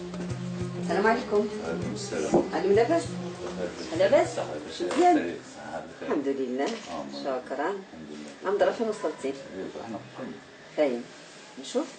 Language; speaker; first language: Arabic; native; Arabic